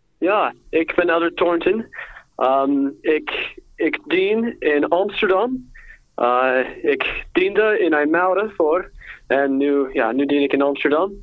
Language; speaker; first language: Dutch; non-native, learner; English